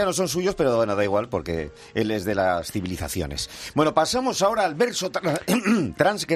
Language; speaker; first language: Spanish; native; Spanish